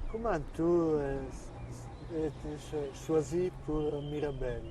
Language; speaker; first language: French; non-native, learner; Italian